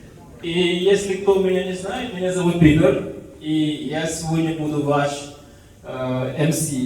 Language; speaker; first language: Russian; non-native, fluent; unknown